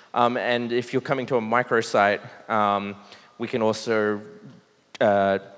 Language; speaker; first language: English; native; English